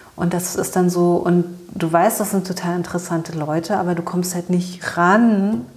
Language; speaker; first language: German; native; German